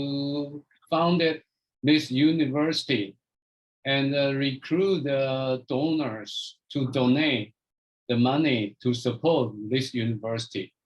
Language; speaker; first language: English; non-native, fluent; Chinese